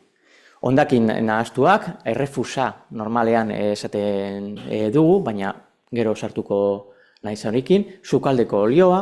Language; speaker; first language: Basque; non-native, local second language; Spanish